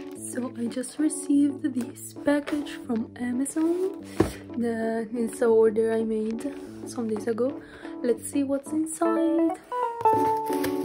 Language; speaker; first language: English; non-native, fluent; Italian